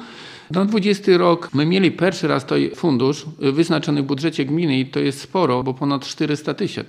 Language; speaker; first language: Polish; non-native, local second language; Ukrainian